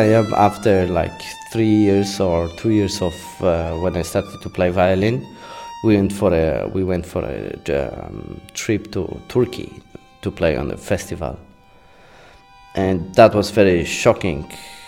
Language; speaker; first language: English; non-native, fluent; Polish